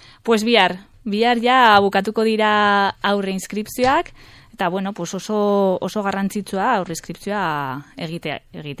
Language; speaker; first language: Basque; non-native, local second language; Spanish